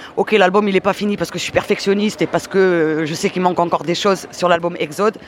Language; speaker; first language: French; native; French